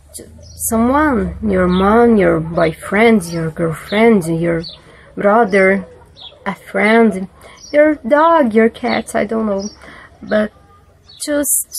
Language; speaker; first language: English; non-native, learner; Portuguese